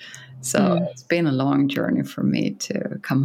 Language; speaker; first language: English; non-native, fluent; Swedish